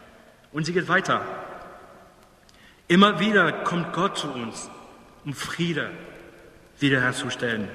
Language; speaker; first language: German; non-native, fluent; English